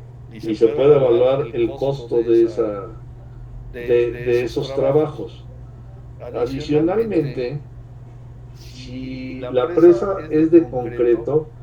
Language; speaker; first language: Spanish; native; Spanish